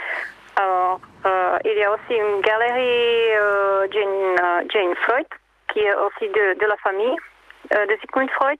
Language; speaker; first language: French; non-native, learner; Czech